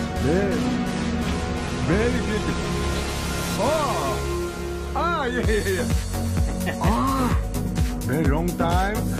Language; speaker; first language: English; non-native, learner; Japanese